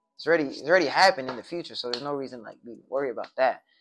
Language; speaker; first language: English; native; English